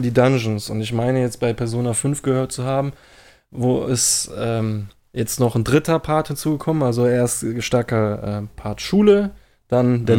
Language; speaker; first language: German; native; German